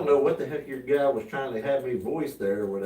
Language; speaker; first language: English; native; English